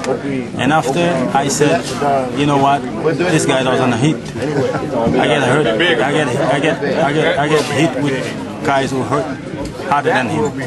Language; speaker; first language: English; non-native, fluent; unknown